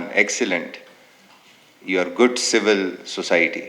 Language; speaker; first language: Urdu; non-native, local second language; Pashto